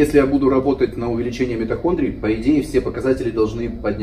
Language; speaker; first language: Russian; native; Russian